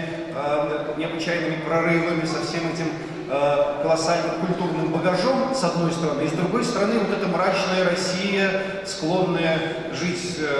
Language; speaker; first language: Russian; native; Russian